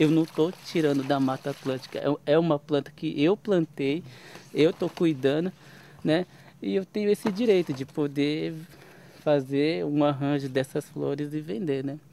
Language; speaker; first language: Portuguese; non-native, local second language; Guarani